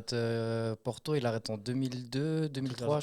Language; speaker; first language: French; native; French